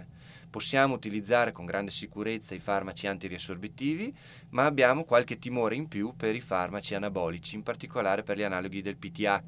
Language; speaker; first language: Italian; native; Italian